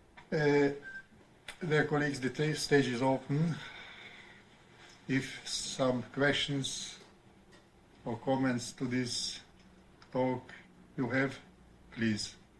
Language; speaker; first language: English; non-native, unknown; Hungarian